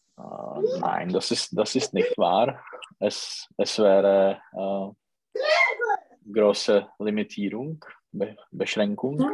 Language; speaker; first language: German; non-native, learner; Czech